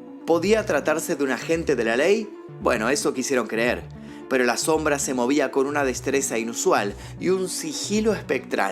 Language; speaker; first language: Spanish; native; Spanish